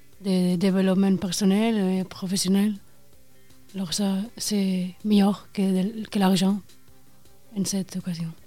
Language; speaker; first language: French; non-native, learner; Spanish